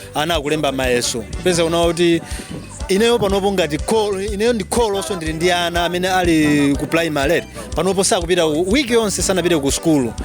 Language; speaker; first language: Nyanja; native; Nyanja